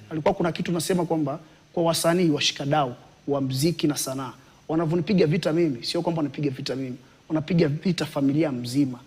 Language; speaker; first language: Swahili; native; Swahili